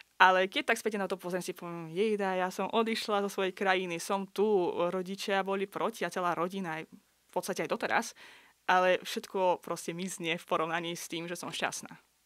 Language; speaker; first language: Slovak; non-native, fluent; Azerbaijani